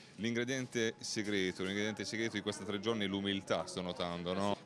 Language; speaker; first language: Italian; native; Italian